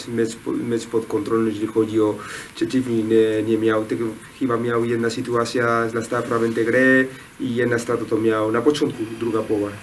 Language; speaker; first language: Polish; non-native, learner; Spanish